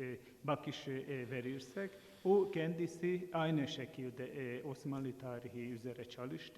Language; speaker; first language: Turkish; non-native, fluent; Hungarian